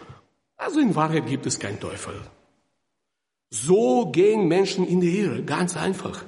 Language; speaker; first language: German; non-native, fluent; Russian